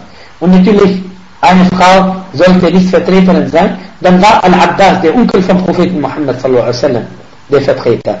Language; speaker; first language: German; non-native, fluent; Arabic